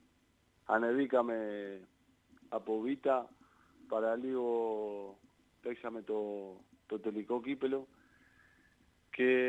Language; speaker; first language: Greek; non-native, learner; Spanish